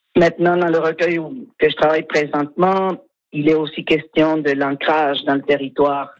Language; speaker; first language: French; non-native, fluent; Spanish